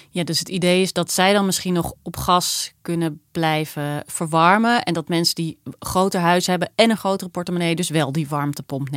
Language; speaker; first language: Dutch; native; Dutch